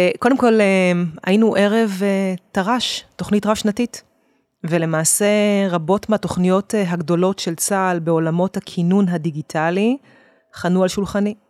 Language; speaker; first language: Hebrew; native; Hebrew